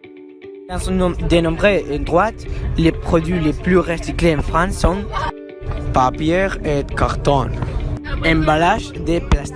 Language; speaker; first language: French; non-native, learner; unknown